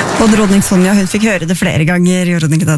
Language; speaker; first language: Norwegian; native; Norwegian